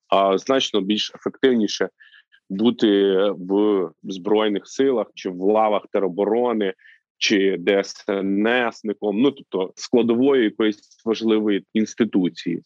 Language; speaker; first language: Ukrainian; native; Ukrainian